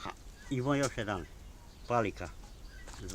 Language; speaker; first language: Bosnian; non-native, local second language; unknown